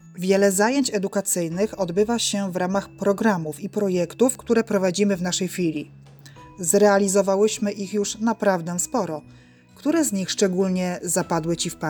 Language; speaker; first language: Polish; native; Polish